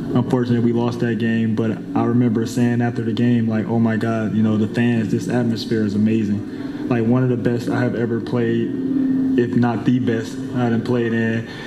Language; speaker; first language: English; native; English